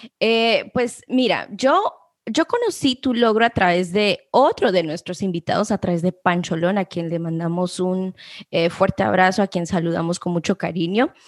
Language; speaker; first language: Spanish; early bilingual, heritage; Spanish